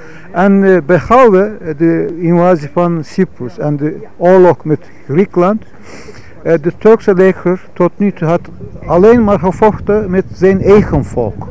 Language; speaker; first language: Dutch; non-native, fluent; Turkish